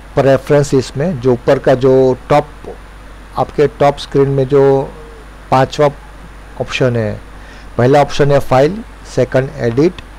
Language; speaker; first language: Hindi; non-native, local second language; Gujarati